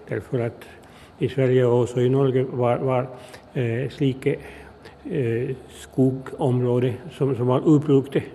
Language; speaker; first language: Norwegian; non-native, fluent; Finnish